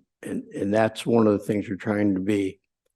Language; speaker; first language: English; native; English